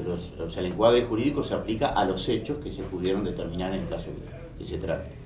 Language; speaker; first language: Spanish; native; Spanish